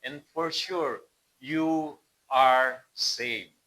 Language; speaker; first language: English; non-native, local second language; Filipino